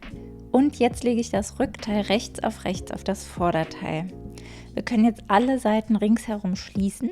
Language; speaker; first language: German; native; German